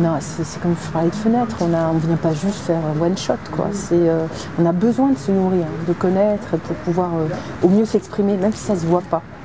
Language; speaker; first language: French; native; French